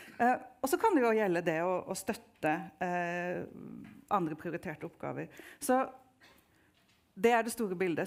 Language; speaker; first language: Norwegian; native; Norwegian